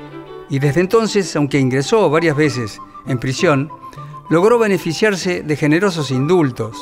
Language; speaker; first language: Spanish; native; Spanish